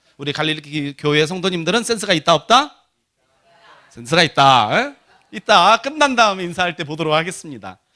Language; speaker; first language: Korean; native; Korean